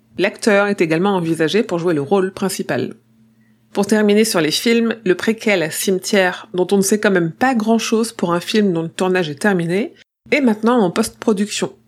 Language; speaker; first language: French; native; French